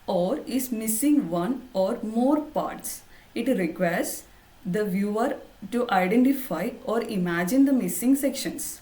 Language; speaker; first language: English; non-native, local second language; Malayalam